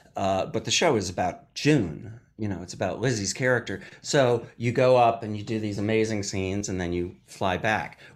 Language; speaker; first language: English; native; English